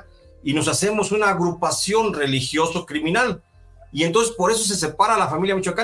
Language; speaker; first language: Spanish; native; Spanish